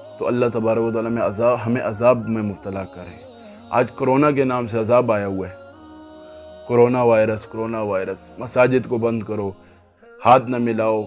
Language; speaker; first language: Urdu; non-native, local second language; Pashto